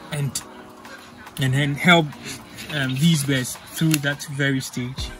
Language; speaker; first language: English; non-native, local second language; Akan